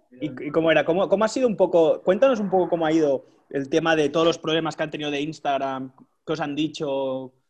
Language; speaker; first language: Spanish; native; Spanish